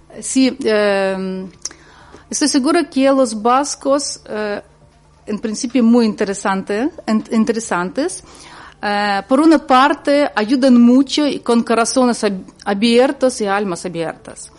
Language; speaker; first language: Spanish; non-native, learner; Ukrainian